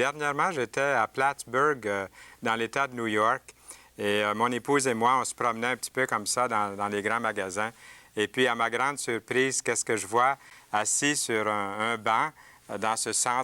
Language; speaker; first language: French; native; French